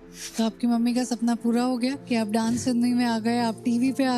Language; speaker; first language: Hindi; native; Hindi